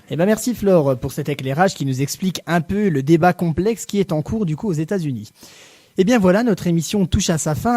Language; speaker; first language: French; native; French